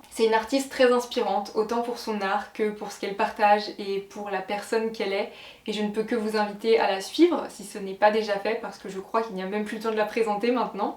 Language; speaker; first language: French; native; French